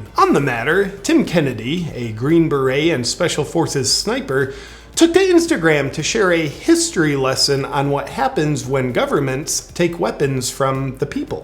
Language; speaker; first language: English; native; English